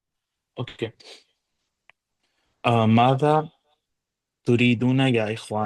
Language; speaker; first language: Arabic; non-native, learner; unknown